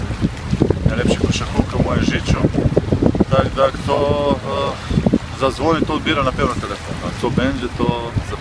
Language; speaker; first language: Polish; non-native, learner; Slovenian